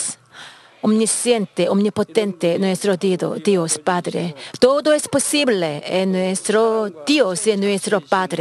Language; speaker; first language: Spanish; non-native, learner; Korean